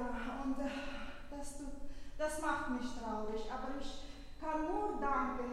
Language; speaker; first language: German; non-native, fluent; Russian